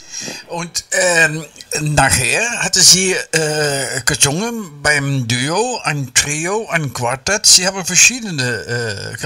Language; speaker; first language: German; non-native, learner; Dutch